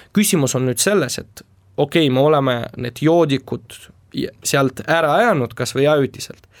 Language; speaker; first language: Estonian; non-native, local second language; Russian